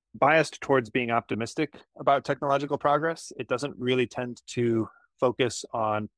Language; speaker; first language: English; native; English